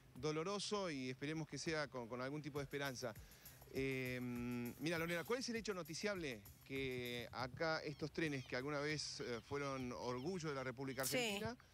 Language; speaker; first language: Spanish; native; Spanish